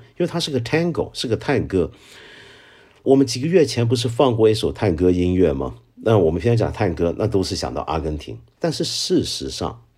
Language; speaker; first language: Chinese; non-native, local second language; Cantonese